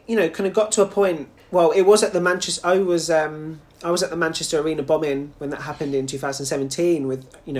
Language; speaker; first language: English; native; English